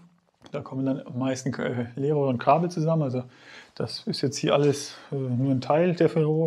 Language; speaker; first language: German; native; German